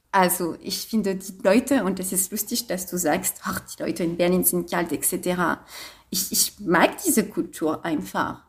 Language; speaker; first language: German; non-native, fluent; French